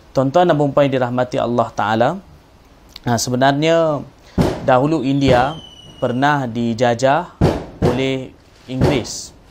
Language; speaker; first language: Malay; native; Malay